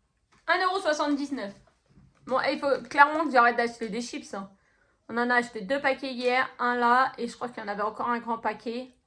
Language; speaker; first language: French; native; French